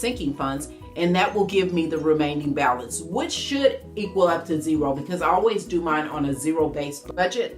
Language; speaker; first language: English; native; English